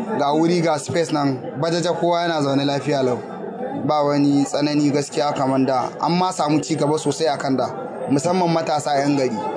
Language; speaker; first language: Hausa; native; Hausa